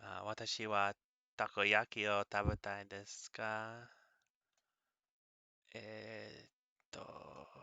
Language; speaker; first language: Japanese; non-native, learner; English